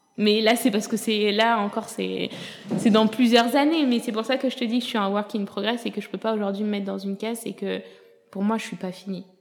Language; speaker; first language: French; native; French